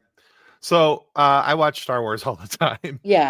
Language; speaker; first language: English; native; English